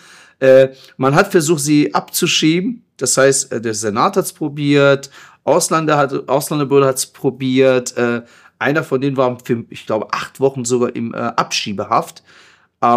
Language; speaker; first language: German; non-native, fluent; Persian